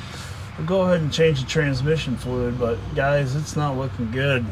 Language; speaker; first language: English; native; English